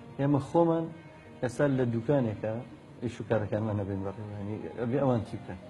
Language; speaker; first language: Central Kurdish; native; Central Kurdish